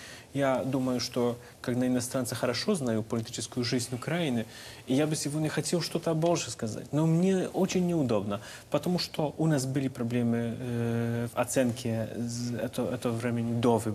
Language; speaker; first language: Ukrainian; non-native, learner; Polish